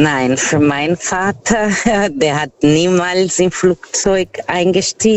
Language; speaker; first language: German; non-native, learner; Portuguese